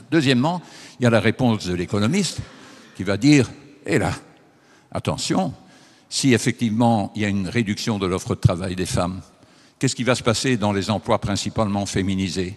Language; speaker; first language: French; native; French